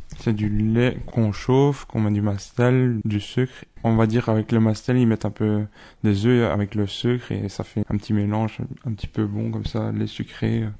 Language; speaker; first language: French; native; French